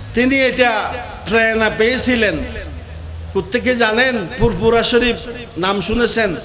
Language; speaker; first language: Bangla; native; Bangla